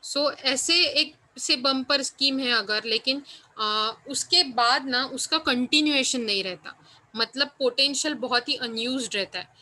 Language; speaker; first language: Hindi; non-native, local second language; Marathi